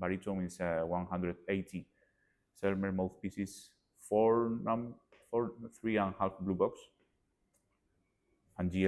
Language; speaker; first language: English; non-native, learner; Spanish